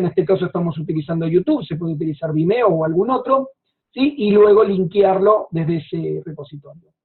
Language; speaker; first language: Spanish; native; Spanish